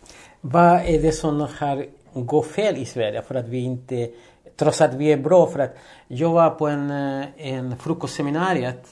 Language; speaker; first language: Swedish; non-native, fluent; Spanish